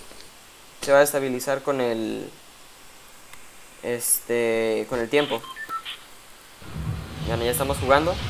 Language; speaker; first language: Spanish; native; Spanish